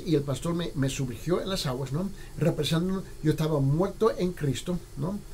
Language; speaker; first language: Spanish; early bilingual, heritage; Spanish